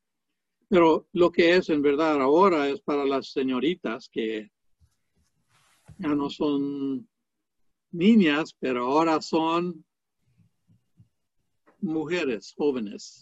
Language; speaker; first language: Spanish; non-native, fluent; English